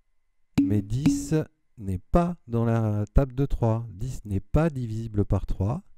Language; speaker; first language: French; native; French